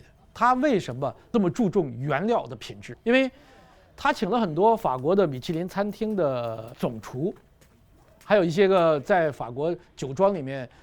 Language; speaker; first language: Chinese; native; Chinese